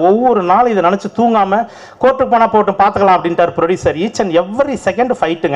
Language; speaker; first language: Tamil; native; Tamil